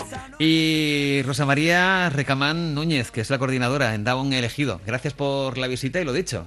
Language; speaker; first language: Spanish; native; Spanish